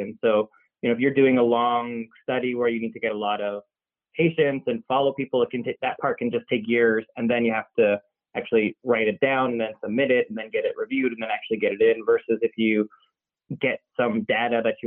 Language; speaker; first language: English; native; English